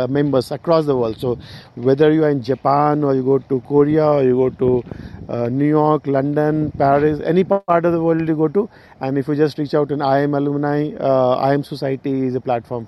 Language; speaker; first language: English; non-native, local second language; Hindi